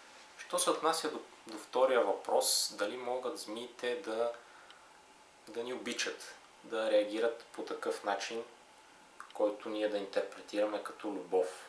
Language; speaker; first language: Bulgarian; native; Bulgarian